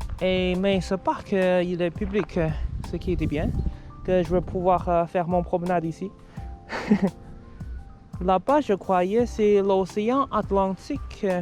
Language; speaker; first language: French; non-native, fluent; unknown